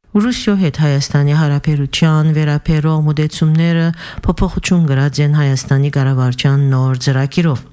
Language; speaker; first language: Armenian; early bilingual, heritage; Armenian